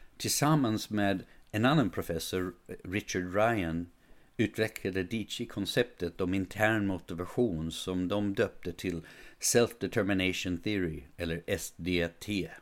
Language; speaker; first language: Swedish; non-native, fluent; English